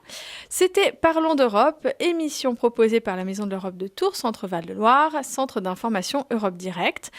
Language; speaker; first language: French; native; French